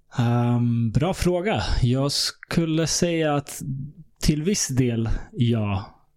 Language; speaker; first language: Swedish; early bilingual, other home language; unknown